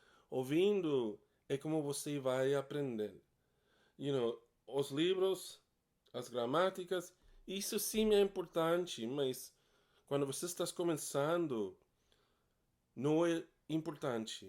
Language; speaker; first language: Portuguese; non-native, learner; English